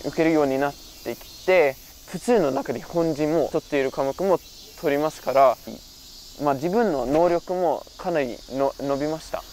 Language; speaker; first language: Japanese; non-native, fluent; Norwegian